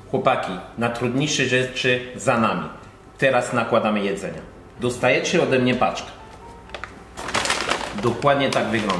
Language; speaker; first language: Polish; non-native, learner; French